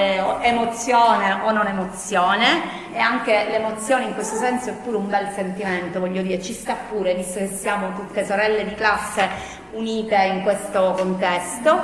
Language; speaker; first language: Italian; native; Italian